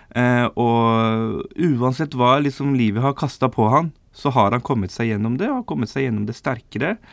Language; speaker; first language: Norwegian; early bilingual, other home language; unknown